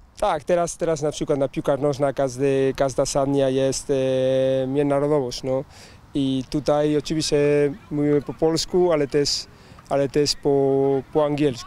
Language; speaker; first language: Polish; non-native, learner; Spanish